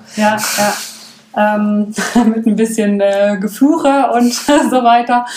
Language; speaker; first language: German; native; German